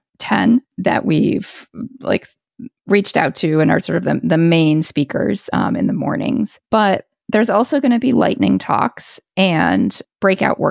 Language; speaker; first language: English; native; English